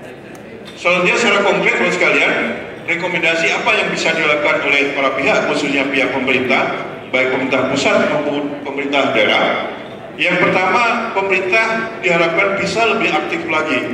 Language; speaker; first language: Indonesian; native; Indonesian